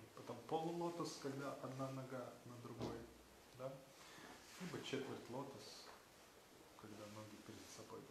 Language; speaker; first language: Russian; native; Russian